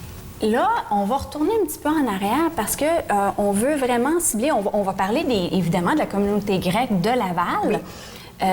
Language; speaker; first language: French; native; French